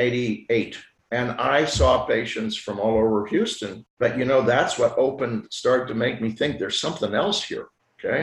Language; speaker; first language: English; non-native, fluent; French